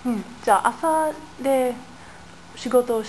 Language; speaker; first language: Japanese; non-native, learner; English